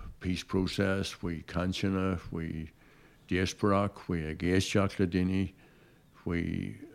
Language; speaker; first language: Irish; non-native, local second language; English